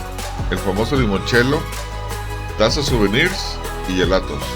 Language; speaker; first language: Spanish; native; Spanish